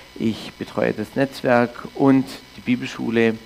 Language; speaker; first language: German; early bilingual, heritage; English